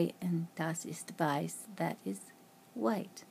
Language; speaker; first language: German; non-native, learner; English